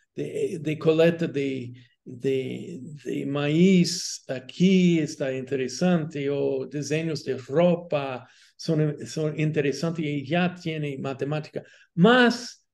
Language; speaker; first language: Portuguese; non-native, fluent; English